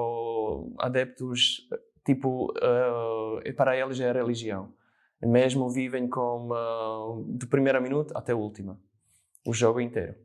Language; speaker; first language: Portuguese; non-native, fluent; Slovak